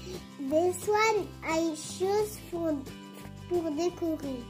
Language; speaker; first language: English; non-native, learner; French